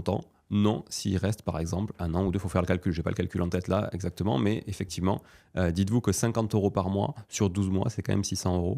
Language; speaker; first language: French; native; French